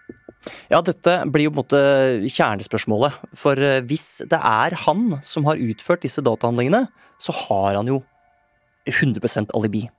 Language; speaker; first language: Norwegian; native; Norwegian